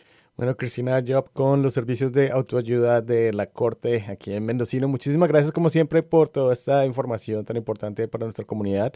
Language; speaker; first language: Spanish; native; Spanish